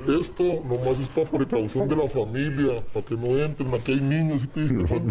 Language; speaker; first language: Spanish; native; Spanish